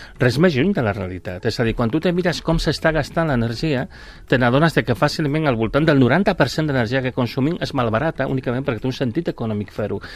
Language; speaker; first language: Catalan; non-native, local second language; Spanish